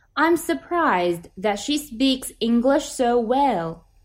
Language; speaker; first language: English; non-native, fluent; Chinese